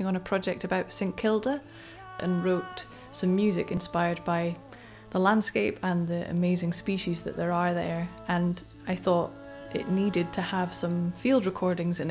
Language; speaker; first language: English; native; English